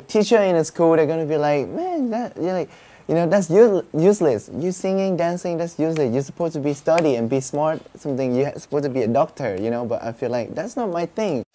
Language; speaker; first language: English; non-native, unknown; Thai